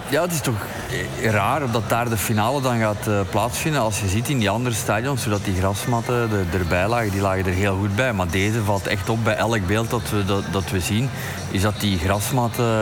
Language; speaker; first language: Dutch; native; Dutch